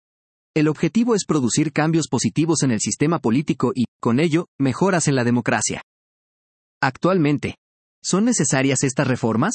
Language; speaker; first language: Spanish; native; Spanish